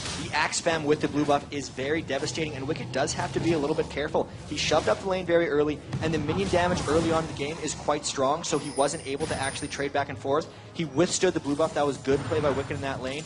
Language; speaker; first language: English; native; English